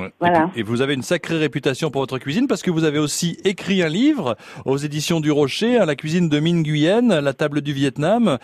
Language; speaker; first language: French; native; French